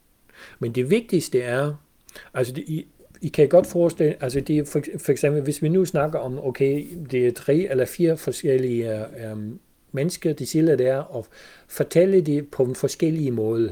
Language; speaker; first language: Danish; non-native, fluent; German